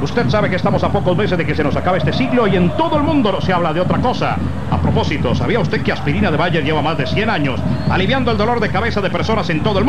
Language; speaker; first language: Spanish; native; Spanish